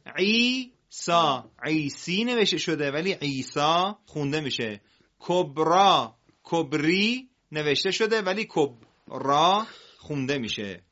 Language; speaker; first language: Persian; native; Persian